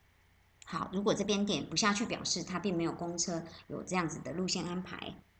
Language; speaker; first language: Chinese; native; Chinese